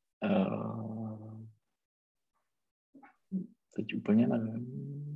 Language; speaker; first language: German; non-native, learner; Czech